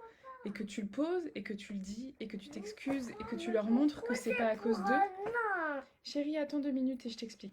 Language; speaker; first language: French; native; French